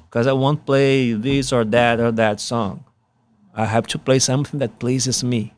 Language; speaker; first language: English; non-native, fluent; Portuguese